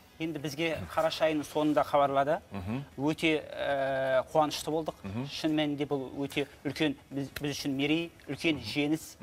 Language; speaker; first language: Kazakh; native; Kazakh